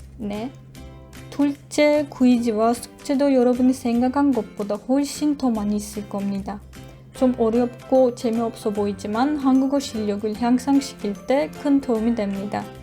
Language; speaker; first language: Korean; non-native, learner; Turkish